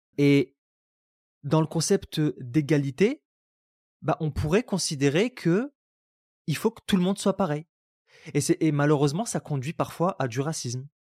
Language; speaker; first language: French; non-native, local second language; Arabic